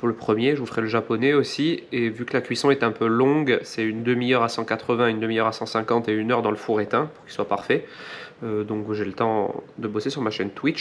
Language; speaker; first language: French; native; French